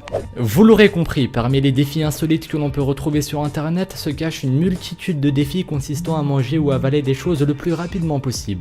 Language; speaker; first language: French; native; French